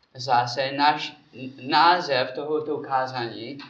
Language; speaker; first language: Czech; non-native, learner; English